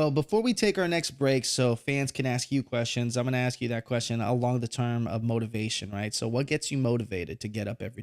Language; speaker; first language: English; native; English